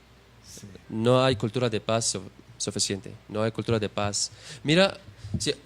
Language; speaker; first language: Spanish; non-native, learner; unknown